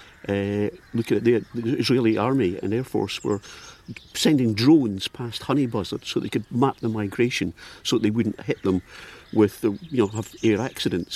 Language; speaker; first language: English; native; English